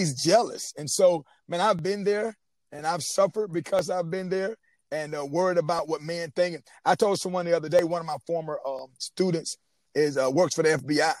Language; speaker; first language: English; native; English